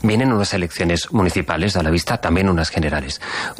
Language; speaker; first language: Spanish; native; Spanish